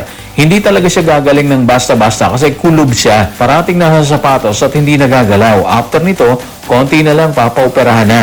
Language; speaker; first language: Filipino; native; Filipino